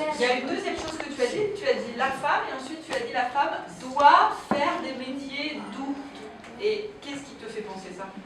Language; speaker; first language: French; native; French